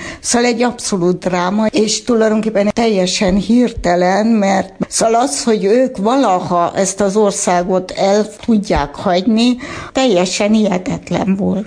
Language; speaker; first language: Hungarian; early bilingual, heritage; Hungarian